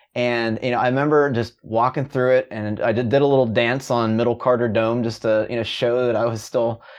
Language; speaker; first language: English; native; English